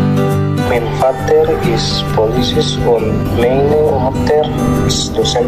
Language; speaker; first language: German; non-native, learner; Indonesian